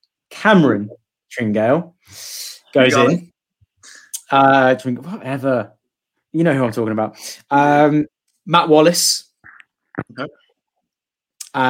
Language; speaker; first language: English; native; English